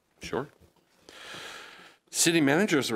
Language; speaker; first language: English; native; English